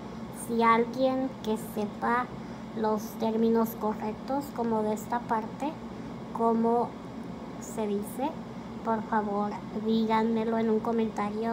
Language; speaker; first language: Spanish; early bilingual, heritage; Spanish